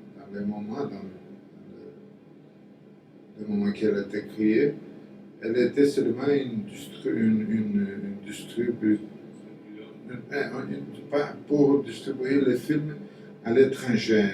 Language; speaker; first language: French; non-native, fluent; Portuguese